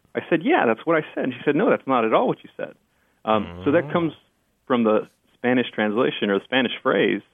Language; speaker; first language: English; early bilingual, other home language; Spanish